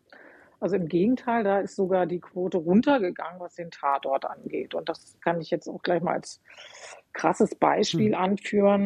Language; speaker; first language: German; native; German